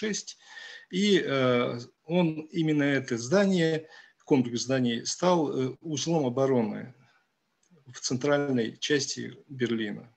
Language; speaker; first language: Russian; native; Russian